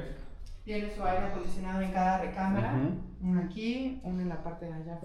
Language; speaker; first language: Spanish; native; Spanish